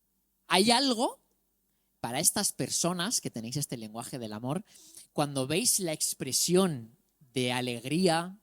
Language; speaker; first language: Spanish; native; Spanish